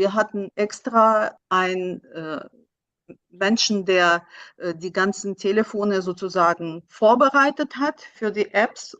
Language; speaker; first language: German; non-native, fluent; Russian